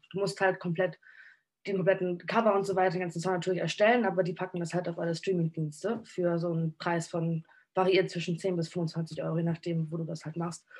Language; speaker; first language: German; native; German